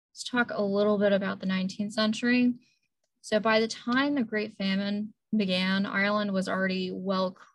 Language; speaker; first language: English; native; English